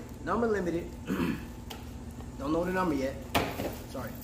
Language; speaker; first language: English; native; English